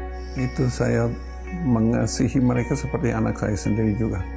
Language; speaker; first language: Indonesian; non-native, fluent; English